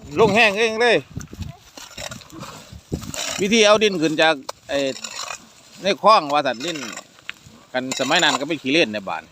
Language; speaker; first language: Thai; non-native, local second language; Northeastern Thai